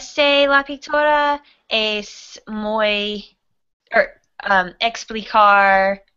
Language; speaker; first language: Spanish; non-native, learner; English